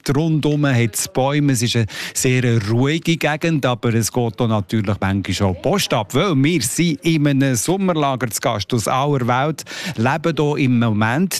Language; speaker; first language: German; native; German